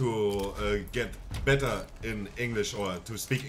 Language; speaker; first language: English; non-native, fluent; German